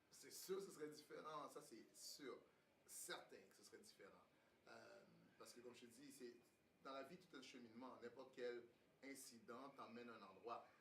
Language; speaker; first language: French; early bilingual, other home language; Haitian Creole